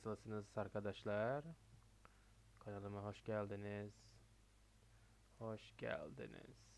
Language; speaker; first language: Turkish; non-native, fluent; Indonesian